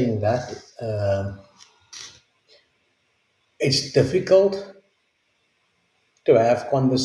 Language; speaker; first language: English; non-native, local second language; Afrikaans